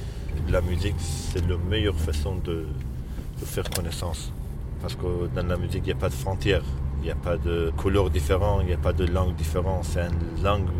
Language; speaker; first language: French; non-native, fluent; Kurdish